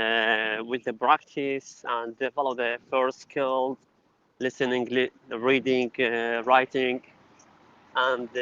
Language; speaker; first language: English; non-native, learner; Arabic